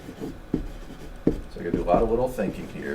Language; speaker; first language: English; native; English